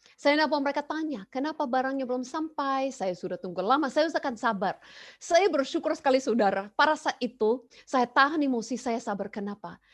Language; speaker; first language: Indonesian; non-native, fluent; English